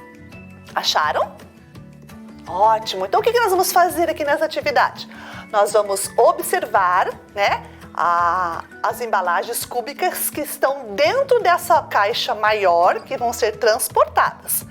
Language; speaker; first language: Portuguese; native; Portuguese